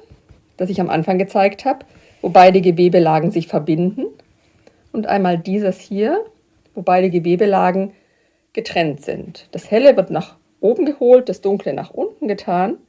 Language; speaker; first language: German; native; German